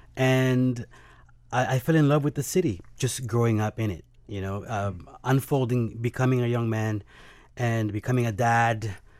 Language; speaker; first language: English; early bilingual, other home language; Spanish